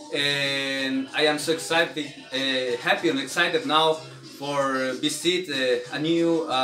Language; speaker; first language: English; non-native, learner; Spanish